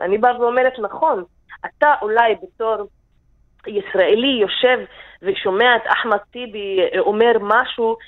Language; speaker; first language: Hebrew; non-native, local second language; Arabic